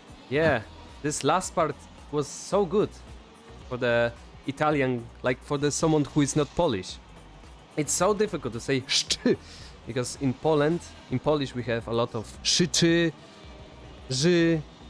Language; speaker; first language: English; non-native, fluent; Polish